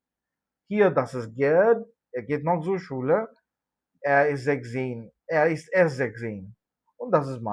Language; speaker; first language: German; non-native, fluent; Malayalam